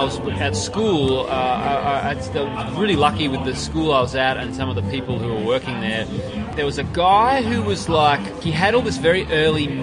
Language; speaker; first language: English; native; English